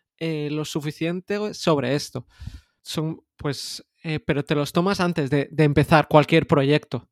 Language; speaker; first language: Spanish; native; Spanish